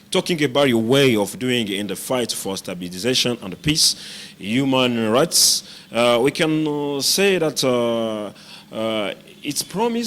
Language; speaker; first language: English; non-native, learner; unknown